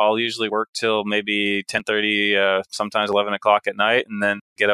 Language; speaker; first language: English; native; English